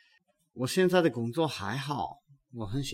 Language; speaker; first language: Chinese; non-native, learner; English